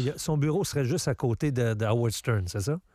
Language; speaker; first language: French; native; French